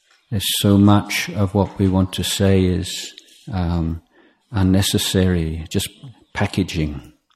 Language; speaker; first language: English; native; English